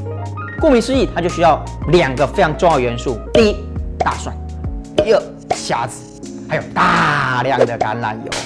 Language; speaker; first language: Chinese; native; Chinese